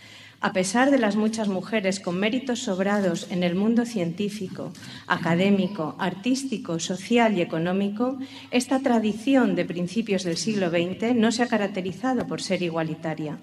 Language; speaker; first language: Spanish; native; Spanish